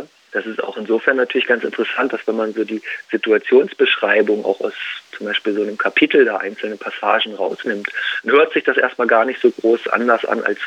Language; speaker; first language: German; native; German